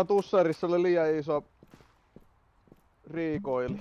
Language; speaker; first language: Finnish; native; Finnish